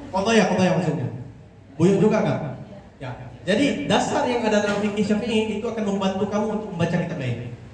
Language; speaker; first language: Indonesian; non-native, local second language; Achinese